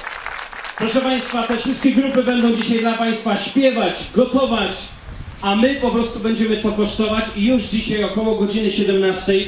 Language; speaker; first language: Polish; native; Polish